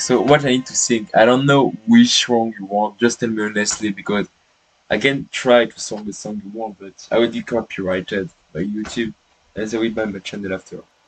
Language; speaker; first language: English; non-native, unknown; French